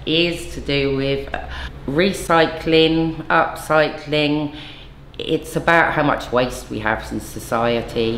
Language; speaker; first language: English; native; English